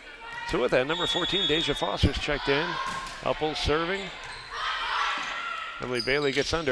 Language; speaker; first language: English; native; English